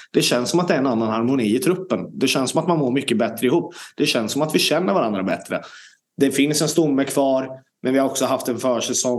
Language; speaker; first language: Swedish; native; Swedish